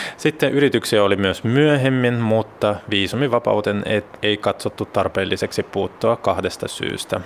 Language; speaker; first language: Finnish; early bilingual, other home language; Russian